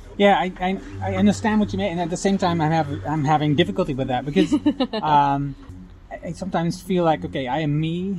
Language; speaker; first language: English; non-native, fluent; Dutch